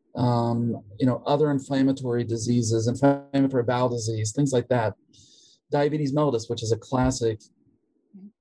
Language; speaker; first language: English; native; English